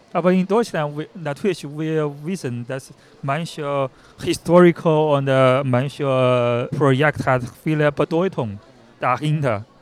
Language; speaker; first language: German; non-native, learner; Chinese